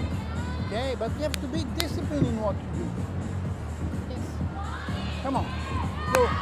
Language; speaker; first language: English; non-native, fluent; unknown